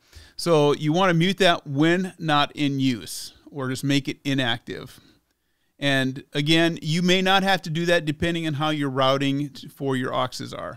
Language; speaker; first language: English; native; English